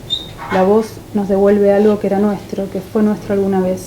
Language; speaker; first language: Spanish; native; Spanish